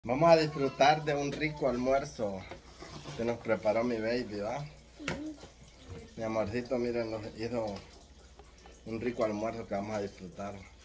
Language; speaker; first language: Spanish; native; Spanish